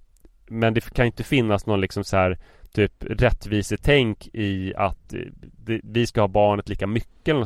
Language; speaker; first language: Swedish; native; Swedish